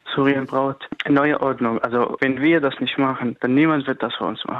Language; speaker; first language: German; non-native, fluent; Arabic